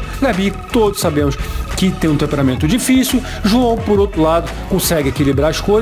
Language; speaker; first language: Portuguese; native; Portuguese